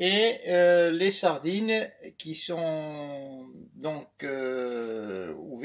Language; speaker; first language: French; native; French